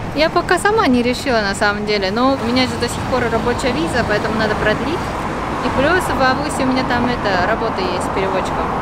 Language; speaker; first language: Russian; non-native, fluent; Japanese